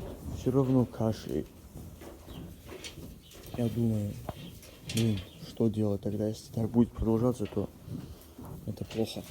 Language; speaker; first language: Russian; non-native, local second language; Ossetic